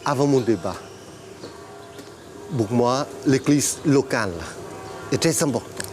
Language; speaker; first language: French; non-native, fluent; Vietnamese